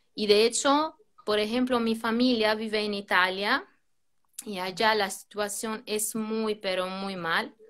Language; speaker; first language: Spanish; non-native, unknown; Albanian